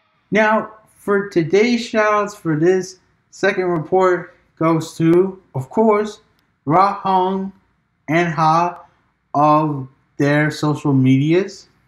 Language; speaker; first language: English; native; English